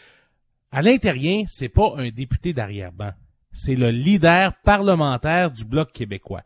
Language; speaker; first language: French; native; French